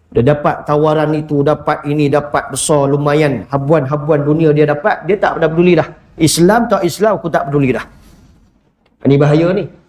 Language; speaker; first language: Malay; native; Malay